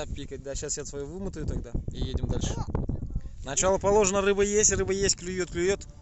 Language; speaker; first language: Russian; native; Russian